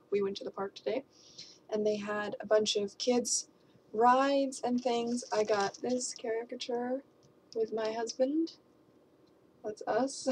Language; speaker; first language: English; native; English